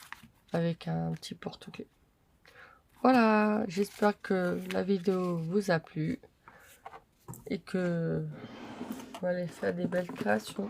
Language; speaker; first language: French; native; French